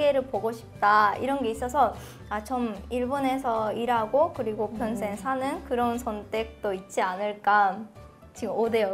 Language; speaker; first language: Korean; non-native, fluent; Japanese